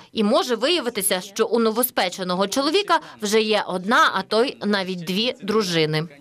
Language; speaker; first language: Ukrainian; native; Ukrainian